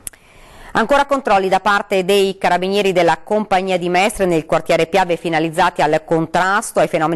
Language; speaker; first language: Italian; native; Italian